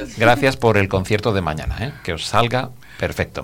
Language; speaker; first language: Spanish; native; Spanish